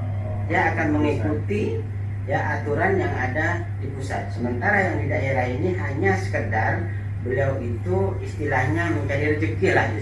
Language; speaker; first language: Indonesian; native; Indonesian